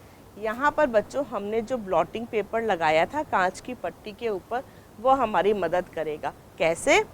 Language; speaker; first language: Hindi; native; Hindi